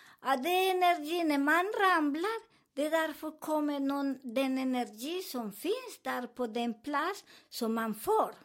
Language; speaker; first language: Swedish; non-native, learner; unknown